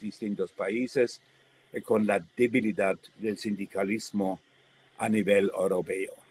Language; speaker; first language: Spanish; non-native, fluent; German